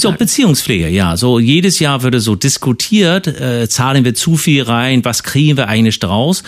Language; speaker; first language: German; non-native, fluent; English